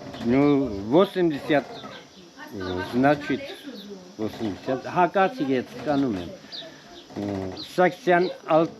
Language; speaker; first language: Russian; non-native, local second language; Armenian